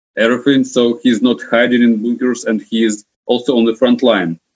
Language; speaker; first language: English; non-native, fluent; Ukrainian